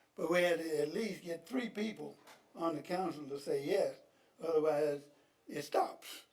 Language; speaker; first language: English; native; English